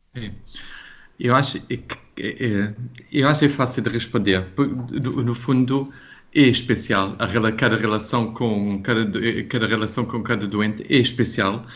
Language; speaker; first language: Portuguese; non-native, fluent; German